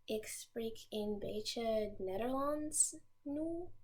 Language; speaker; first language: Dutch; non-native, learner; English